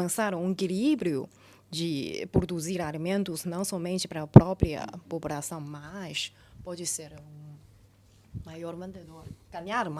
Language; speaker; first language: Portuguese; non-native, fluent; Chinese